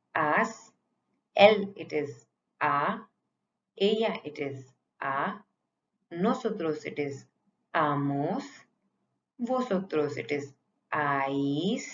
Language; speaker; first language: Spanish; non-native, fluent; Hindi